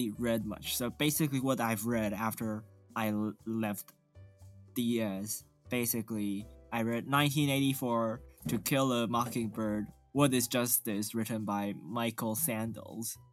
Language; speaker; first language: English; non-native, fluent; Chinese